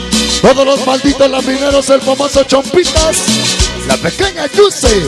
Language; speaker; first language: Spanish; native; Spanish